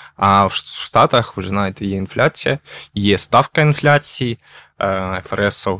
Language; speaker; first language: Ukrainian; non-native, local second language; Russian